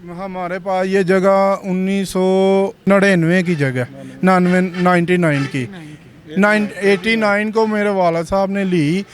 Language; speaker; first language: Urdu; non-native, local second language; Punjabi